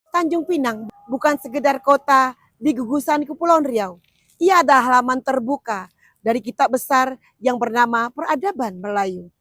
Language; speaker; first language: Indonesian; native; Indonesian